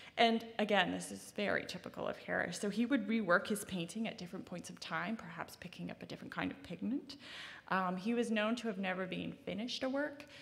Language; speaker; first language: English; native; English